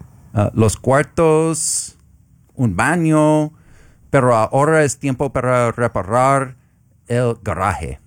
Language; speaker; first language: Spanish; non-native, learner; English